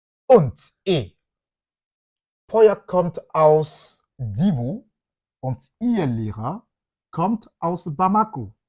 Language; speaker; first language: German; non-native, fluent; French